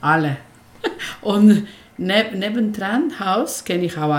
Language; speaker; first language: German; non-native, learner; Spanish